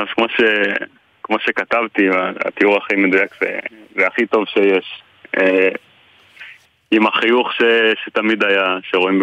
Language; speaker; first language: Hebrew; native; Hebrew